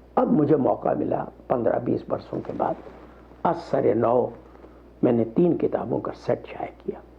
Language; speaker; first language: Urdu; non-native, local second language; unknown